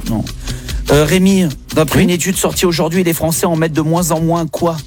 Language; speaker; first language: French; native; French